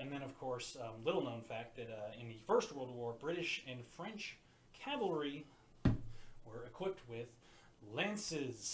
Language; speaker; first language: English; native; English